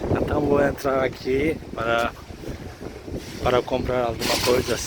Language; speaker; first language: Portuguese; non-native, learner; Turkish